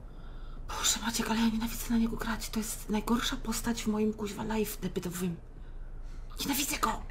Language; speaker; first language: Polish; native; Polish